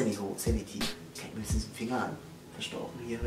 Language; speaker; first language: German; native; German